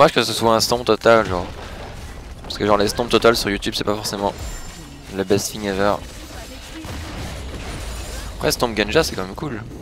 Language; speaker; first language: French; native; French